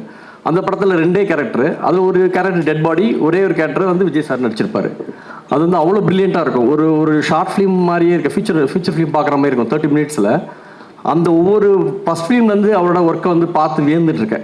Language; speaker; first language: Tamil; native; Tamil